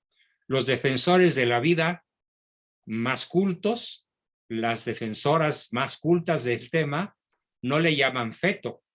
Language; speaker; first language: Spanish; native; Spanish